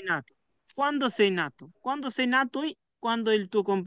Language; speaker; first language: Italian; non-native, fluent; Bangla